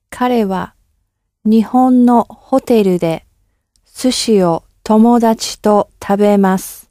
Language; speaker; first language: Japanese; non-native, learner; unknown